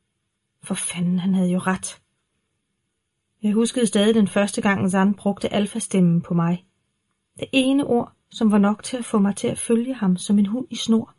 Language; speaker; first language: Danish; native; Danish